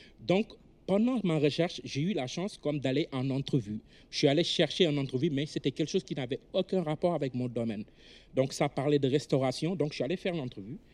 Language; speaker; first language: French; non-native, local second language; Wolof